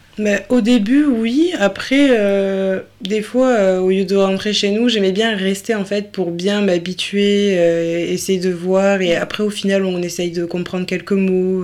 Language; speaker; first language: French; native; French